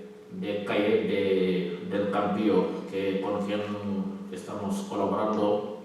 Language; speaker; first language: Spanish; non-native, learner; Wolof